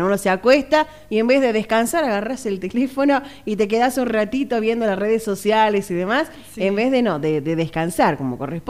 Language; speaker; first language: Spanish; native; Spanish